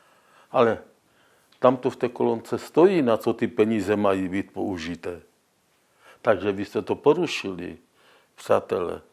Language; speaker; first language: Czech; non-native, local second language; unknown